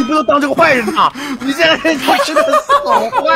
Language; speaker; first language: Chinese; native; Chinese